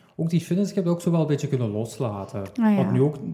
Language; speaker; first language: Dutch; native; Dutch